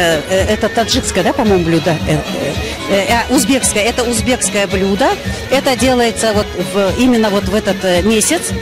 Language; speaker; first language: Russian; native; Russian